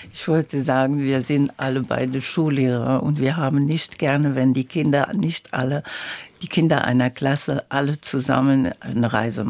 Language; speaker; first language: German; non-native, learner; French